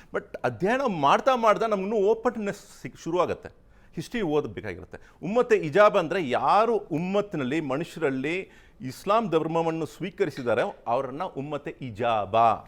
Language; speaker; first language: Kannada; non-native, local second language; Tamil